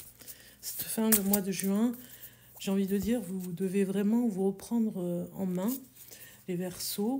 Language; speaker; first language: French; native; French